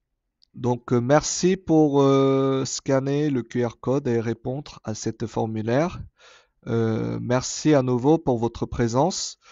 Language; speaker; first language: French; non-native, fluent; Korean